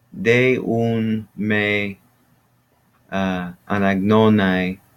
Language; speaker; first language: Greek; non-native, learner; English